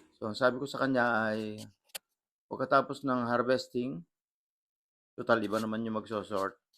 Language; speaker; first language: Filipino; native; Filipino